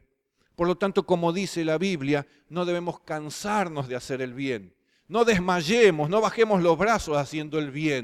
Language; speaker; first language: Spanish; native; Spanish